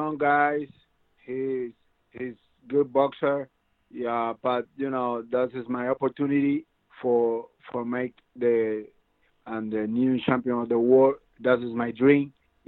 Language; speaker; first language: English; non-native, learner; Spanish